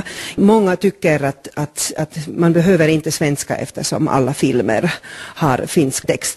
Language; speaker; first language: Swedish; non-native, local second language; Finnish